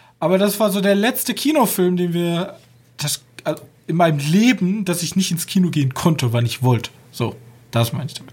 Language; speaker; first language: German; native; German